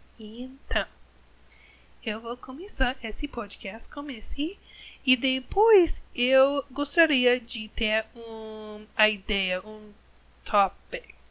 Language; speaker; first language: Portuguese; non-native, learner; English